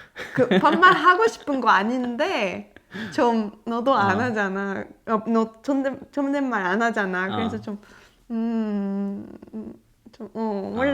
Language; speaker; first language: Korean; non-native, learner; French